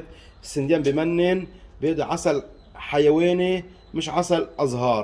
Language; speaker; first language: Arabic; native; Arabic